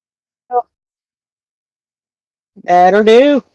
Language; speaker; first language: English; native; English